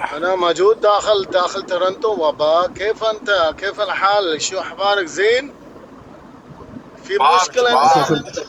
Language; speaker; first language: Arabic; non-native, learner; Urdu